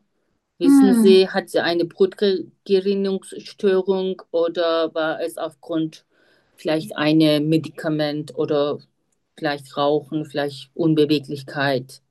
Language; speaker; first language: German; non-native, fluent; Turkish